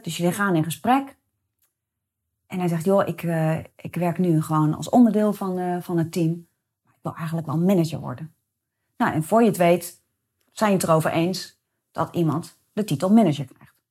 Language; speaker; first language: Dutch; native; Dutch